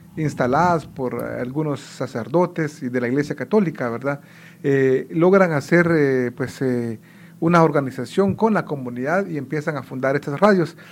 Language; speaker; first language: Spanish; non-native, local second language; Kaqchikel